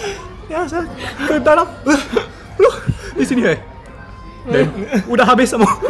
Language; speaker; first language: Indonesian; non-native, learner; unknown